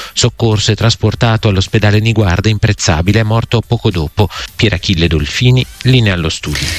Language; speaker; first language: Italian; native; Italian